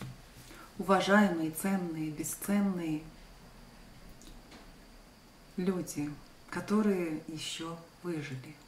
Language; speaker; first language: Russian; non-native, local second language; Latvian